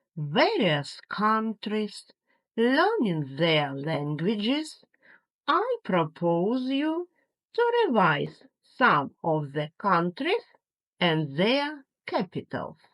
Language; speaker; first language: English; non-native, fluent; Ukrainian